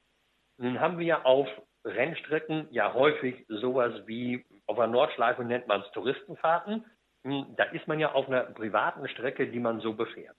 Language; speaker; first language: German; native; German